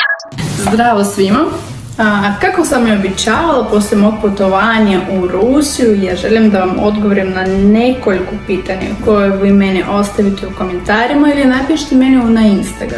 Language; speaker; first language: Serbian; non-native, learner; Russian